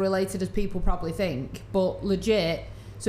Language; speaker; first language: English; native; English